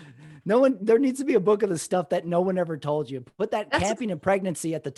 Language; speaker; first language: English; native; English